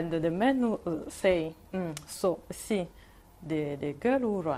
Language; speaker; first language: English; non-native, learner; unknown